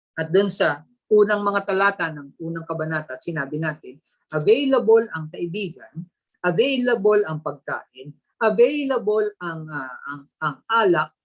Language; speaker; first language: Filipino; native; Filipino